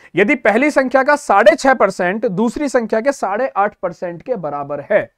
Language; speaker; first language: Hindi; native; Hindi